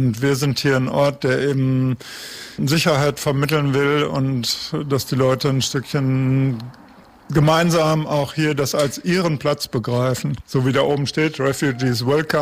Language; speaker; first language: German; native; German